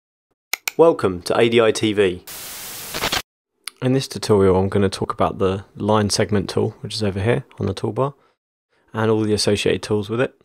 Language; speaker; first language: English; native; English